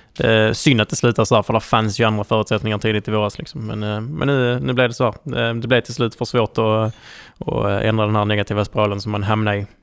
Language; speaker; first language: Swedish; native; Swedish